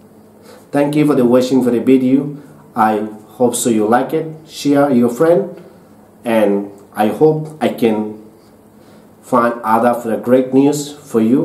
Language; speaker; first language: English; non-native, learner; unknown